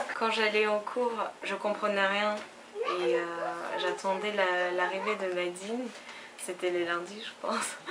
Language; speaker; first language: French; non-native, fluent; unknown